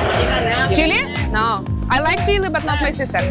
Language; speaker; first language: English; non-native, learner; Lithuanian